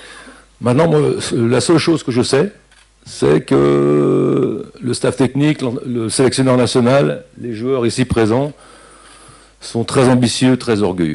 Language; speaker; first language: French; native; French